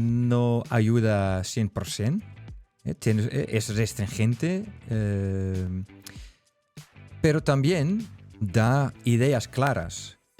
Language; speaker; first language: Spanish; non-native, fluent; Dutch